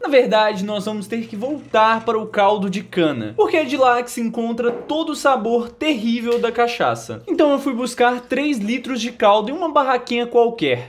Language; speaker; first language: Portuguese; native; Portuguese